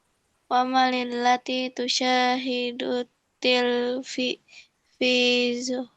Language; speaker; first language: Arabic; non-native, learner; Indonesian